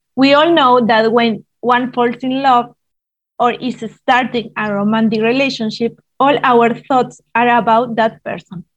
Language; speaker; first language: English; non-native, fluent; Spanish